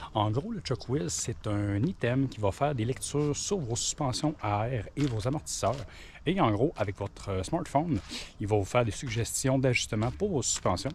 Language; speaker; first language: French; native; French